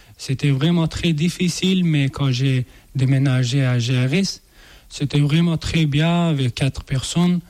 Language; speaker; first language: French; non-native, learner; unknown